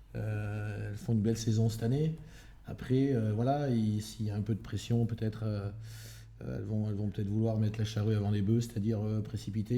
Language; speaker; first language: French; native; French